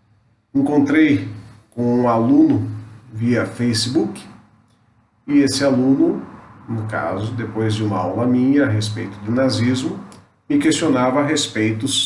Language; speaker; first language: Portuguese; native; Portuguese